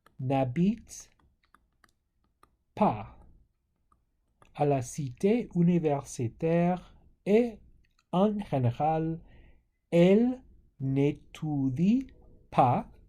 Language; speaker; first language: French; non-native, fluent; English